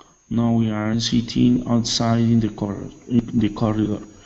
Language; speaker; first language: English; non-native, learner; Spanish